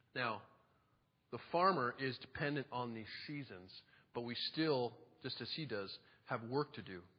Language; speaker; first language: English; native; English